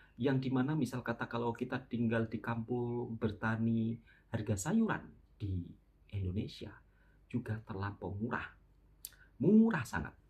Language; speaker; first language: Indonesian; native; Indonesian